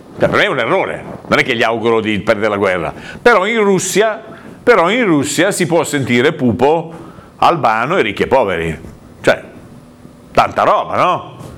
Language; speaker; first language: Italian; native; Italian